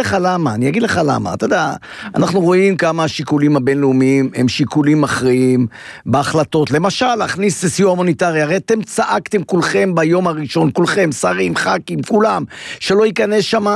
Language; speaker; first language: Hebrew; native; Hebrew